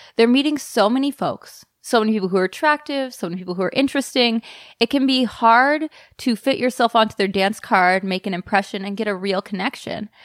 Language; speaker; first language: English; native; English